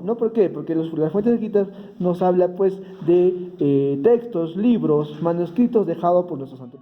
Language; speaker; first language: Spanish; native; Spanish